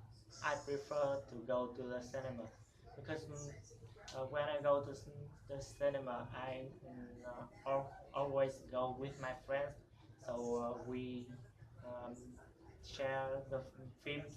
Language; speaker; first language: English; non-native, learner; Vietnamese